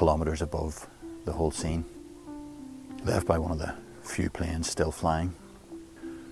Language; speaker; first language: English; native; English